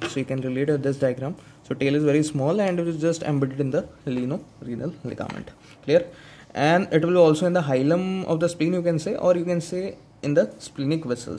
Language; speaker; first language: English; non-native, local second language; Hindi